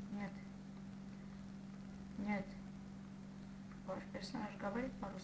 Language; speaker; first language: Russian; non-native, fluent; Armenian